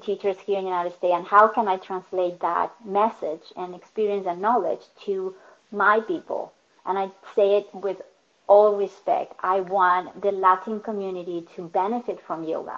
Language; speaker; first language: English; non-native, fluent; Spanish